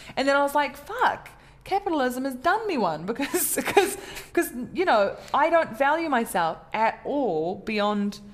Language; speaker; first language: English; native; English